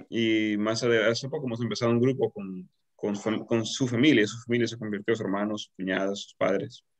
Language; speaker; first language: Spanish; native; Spanish